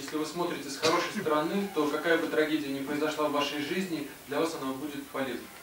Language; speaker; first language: Russian; native; Russian